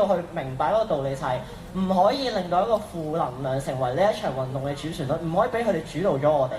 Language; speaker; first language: Cantonese; native; Cantonese